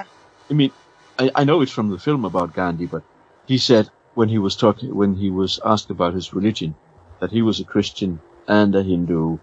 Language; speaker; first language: English; non-native, fluent; Danish